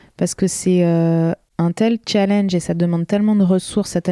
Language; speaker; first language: French; native; French